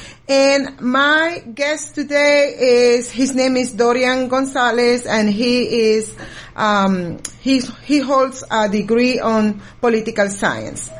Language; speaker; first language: English; non-native, fluent; Spanish